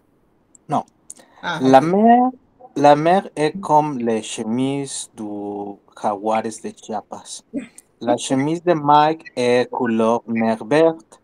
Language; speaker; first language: French; non-native, learner; Spanish